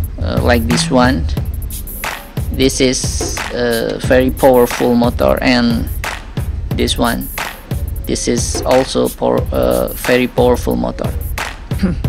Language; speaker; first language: English; non-native, learner; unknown